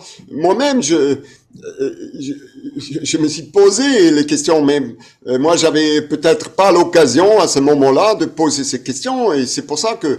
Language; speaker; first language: French; non-native, fluent; German